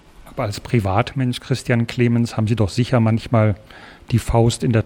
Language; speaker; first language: German; native; German